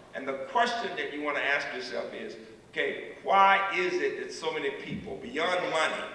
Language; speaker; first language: English; native; English